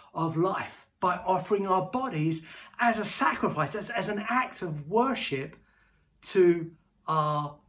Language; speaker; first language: English; native; English